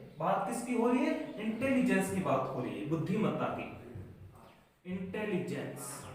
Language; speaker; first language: Hindi; native; Hindi